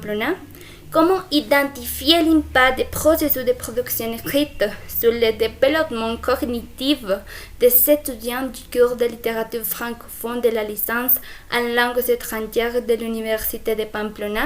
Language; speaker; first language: French; non-native, fluent; Spanish